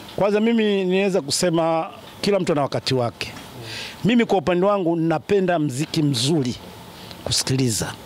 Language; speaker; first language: Swahili; native; Swahili